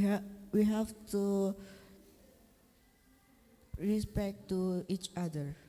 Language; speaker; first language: English; non-native, learner; Indonesian